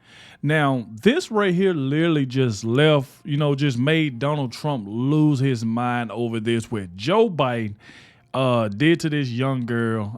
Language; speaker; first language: English; native; English